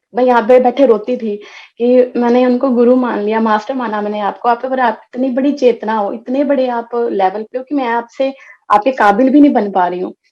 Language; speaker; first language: Hindi; non-native, local second language; Punjabi